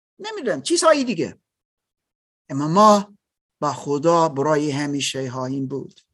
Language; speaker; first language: Persian; non-native, learner; German